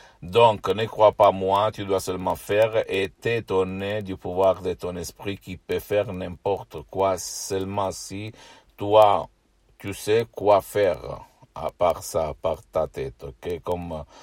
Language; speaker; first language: French; non-native, fluent; Italian